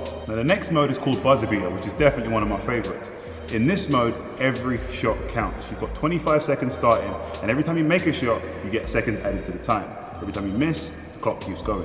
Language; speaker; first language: English; native; English